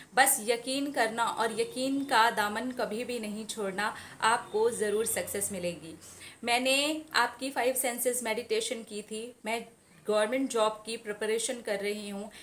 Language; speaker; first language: Hindi; native; Hindi